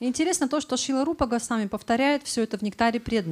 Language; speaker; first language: Russian; native; Russian